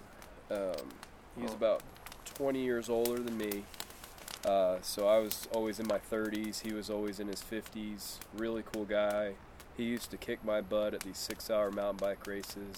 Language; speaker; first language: English; native; English